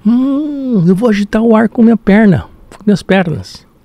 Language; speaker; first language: Portuguese; early bilingual, other home language; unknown